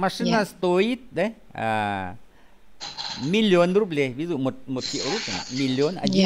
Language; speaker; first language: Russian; non-native, fluent; Vietnamese